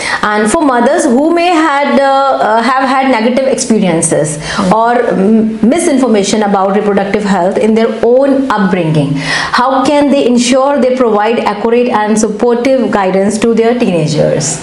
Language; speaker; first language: English; non-native, local second language; Hindi